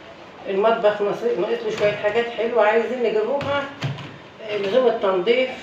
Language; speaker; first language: Arabic; native; Arabic